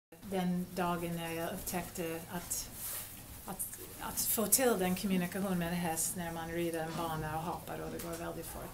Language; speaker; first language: Swedish; non-native, fluent; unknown